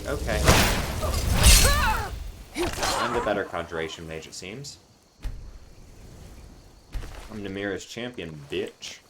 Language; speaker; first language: English; native; English